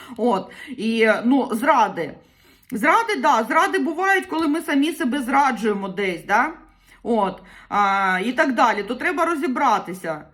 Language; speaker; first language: Ukrainian; non-native, local second language; Russian